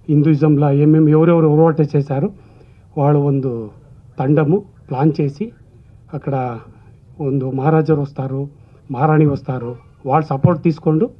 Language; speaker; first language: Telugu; non-native, learner; Kannada